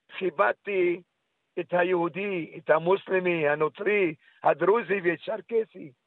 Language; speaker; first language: Hebrew; non-native, local second language; Arabic